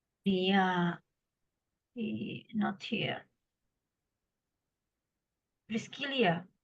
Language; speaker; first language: English; non-native, learner; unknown